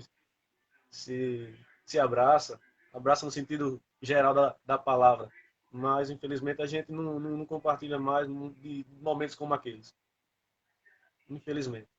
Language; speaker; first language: Portuguese; native; Portuguese